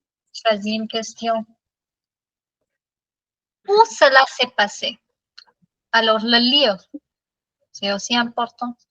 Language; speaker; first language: French; non-native, fluent; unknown